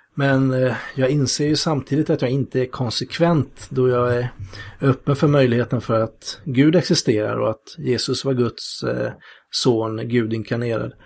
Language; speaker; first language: Swedish; native; Swedish